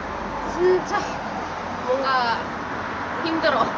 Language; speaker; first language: Korean; non-native, fluent; Indonesian